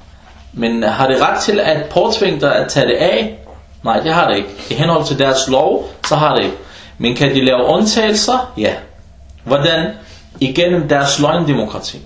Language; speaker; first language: Danish; early bilingual, other home language; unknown